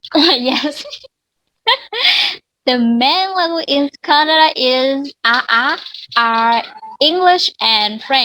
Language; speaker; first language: English; non-native, learner; Vietnamese